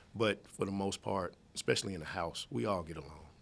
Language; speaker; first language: English; native; English